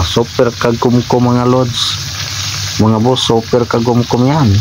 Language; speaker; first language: Filipino; non-native, local second language; Cebuano